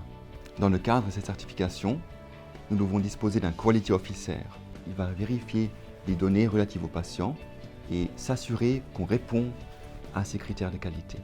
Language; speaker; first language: French; native; French